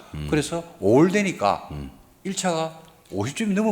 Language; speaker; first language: Korean; native; Korean